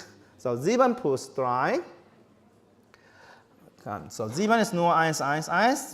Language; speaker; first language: German; non-native, learner; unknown